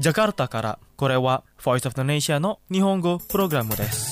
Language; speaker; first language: Japanese; non-native, fluent; Indonesian